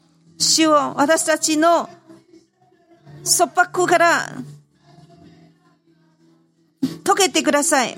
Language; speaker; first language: Japanese; non-native, fluent; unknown